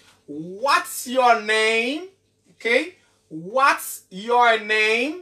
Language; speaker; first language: English; non-native, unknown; Haitian Creole